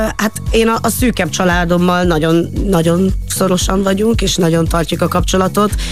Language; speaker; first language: Hungarian; non-native, fluent; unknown